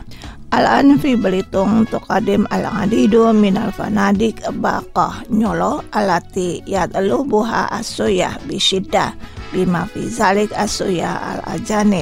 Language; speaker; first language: Arabic; non-native, fluent; Indonesian